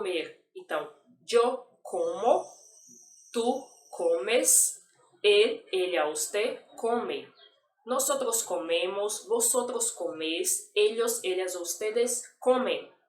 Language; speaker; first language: Spanish; non-native, fluent; Portuguese